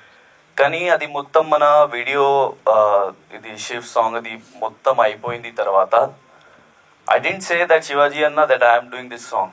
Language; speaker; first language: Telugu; non-native, learner; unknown